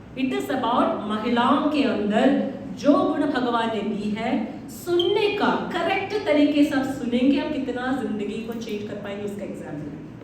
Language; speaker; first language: Hindi; non-native, local second language; Malayalam